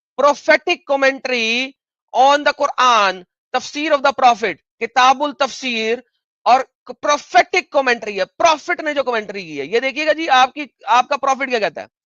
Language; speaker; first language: Urdu; non-native, local second language; Punjabi